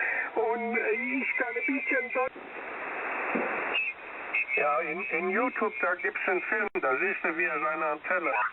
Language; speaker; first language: German; early bilingual, heritage; German